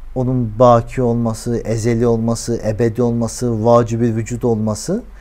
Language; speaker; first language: Turkish; native; Turkish